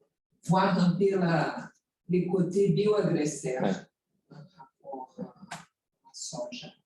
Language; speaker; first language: French; non-native, fluent; Portuguese